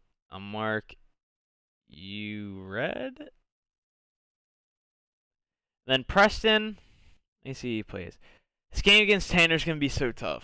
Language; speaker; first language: English; native; English